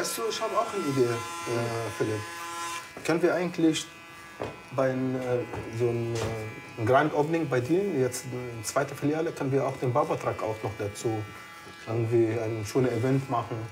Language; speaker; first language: German; non-native, fluent; Arabic